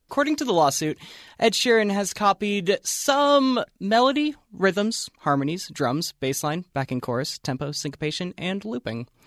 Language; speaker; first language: English; native; English